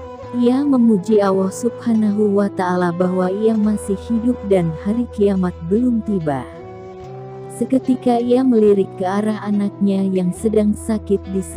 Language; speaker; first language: Indonesian; native; Indonesian